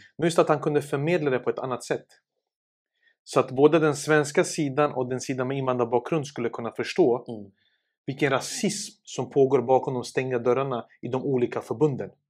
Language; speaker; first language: Swedish; early bilingual, other home language; Serbian